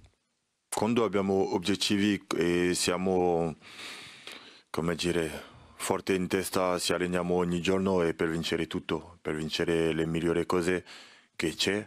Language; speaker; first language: Italian; non-native, fluent; French